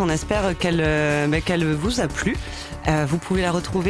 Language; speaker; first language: French; native; French